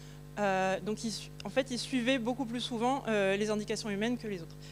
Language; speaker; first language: French; native; French